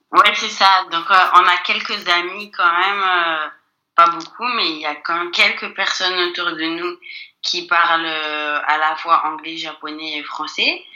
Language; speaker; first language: French; native; French